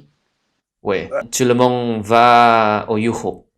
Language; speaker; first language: French; non-native, fluent; Indonesian